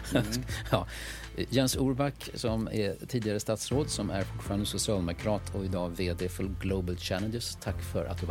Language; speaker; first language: Swedish; native; Swedish